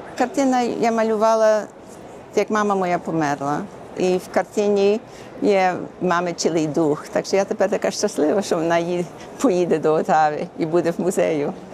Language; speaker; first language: Ukrainian; early bilingual, heritage; Ukrainian